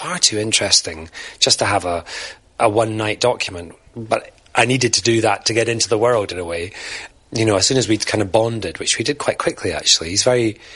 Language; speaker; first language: English; native; English